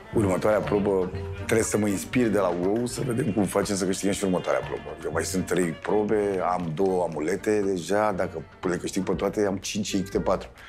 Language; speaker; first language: Romanian; native; Romanian